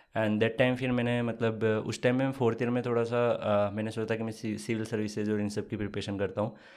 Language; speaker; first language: Hindi; native; Hindi